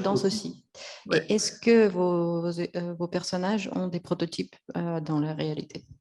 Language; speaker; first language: French; non-native, fluent; Russian